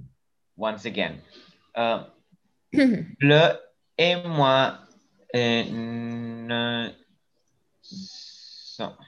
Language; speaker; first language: French; non-native, learner; Spanish